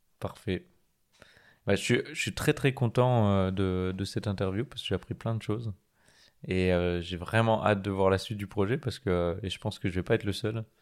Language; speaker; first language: French; native; French